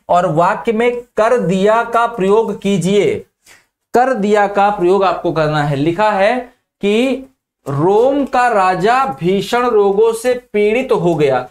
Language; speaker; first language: Hindi; native; Hindi